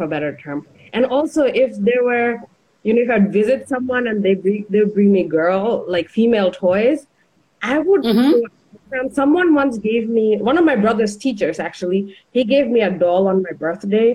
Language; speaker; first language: English; non-native, local second language; Bangla